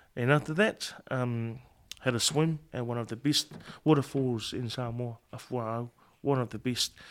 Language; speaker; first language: English; non-native, fluent; Samoan